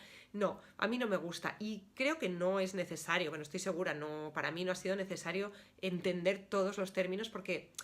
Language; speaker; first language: Spanish; native; Spanish